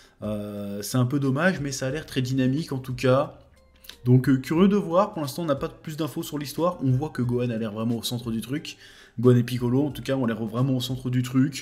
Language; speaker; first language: French; native; French